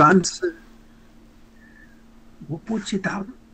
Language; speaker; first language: Chinese; non-native, learner; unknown